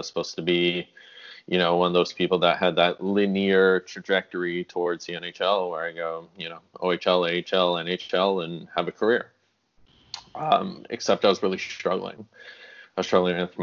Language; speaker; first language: English; native; English